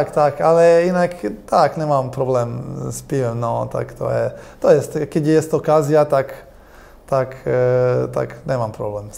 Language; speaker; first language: Polish; non-native, learner; Croatian